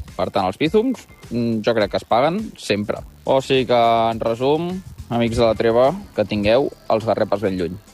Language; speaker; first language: Catalan; native; Catalan